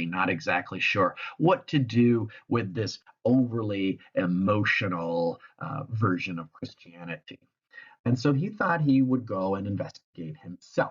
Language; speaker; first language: English; native; English